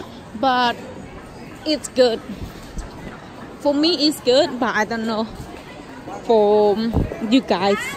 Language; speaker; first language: English; non-native, fluent; Khmer